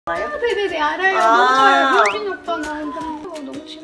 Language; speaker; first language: Korean; non-native, learner; Arabic